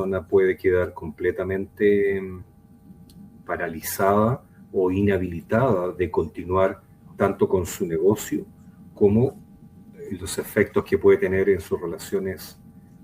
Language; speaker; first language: Spanish; native; Spanish